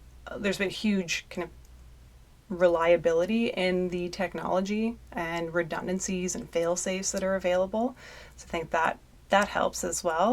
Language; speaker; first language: English; native; English